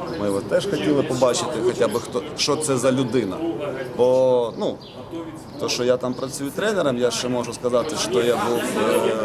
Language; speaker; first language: Ukrainian; native; Ukrainian